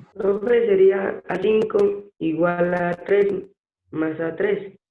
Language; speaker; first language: Spanish; native; Spanish